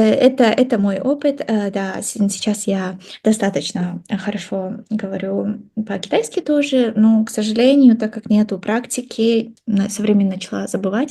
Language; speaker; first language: Russian; non-native, local second language; Kazakh